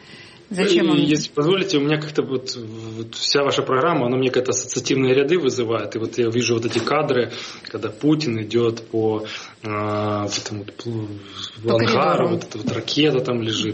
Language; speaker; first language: Russian; native; Russian